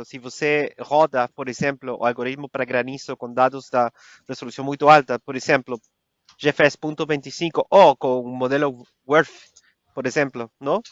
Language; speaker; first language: Portuguese; non-native, fluent; Spanish